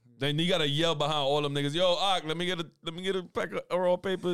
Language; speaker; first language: English; native; English